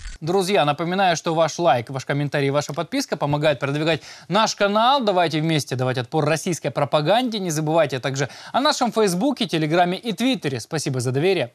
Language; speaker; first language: Russian; native; Russian